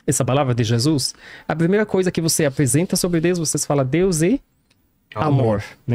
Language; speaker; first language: Portuguese; non-native, learner; Arabic